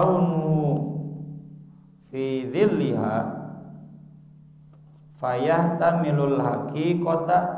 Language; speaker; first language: Arabic; non-native, fluent; Sundanese